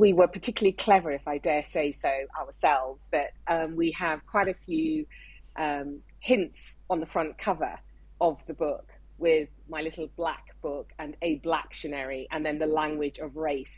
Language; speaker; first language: English; non-native, local second language; Yoruba